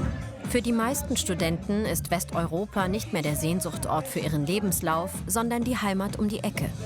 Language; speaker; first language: German; native; German